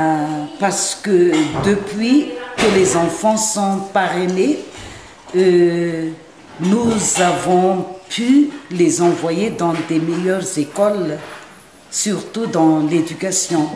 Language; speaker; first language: French; non-native, local second language; Malagasy